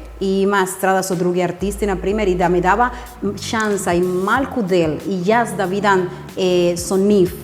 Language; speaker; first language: Macedonian; non-native, learner; Spanish